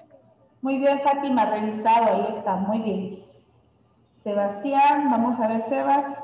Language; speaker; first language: Spanish; native; Spanish